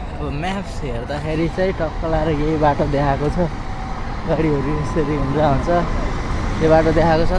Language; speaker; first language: Nepali; native; Nepali